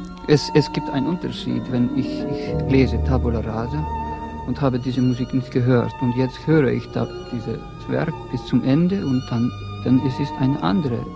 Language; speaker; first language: German; non-native, fluent; Estonian